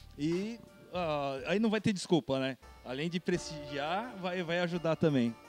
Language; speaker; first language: Portuguese; native; Portuguese